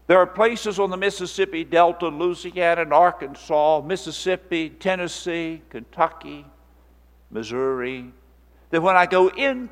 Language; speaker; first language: English; native; English